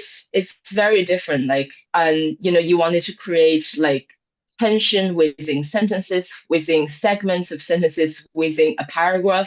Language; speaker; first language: English; non-native, fluent; Chinese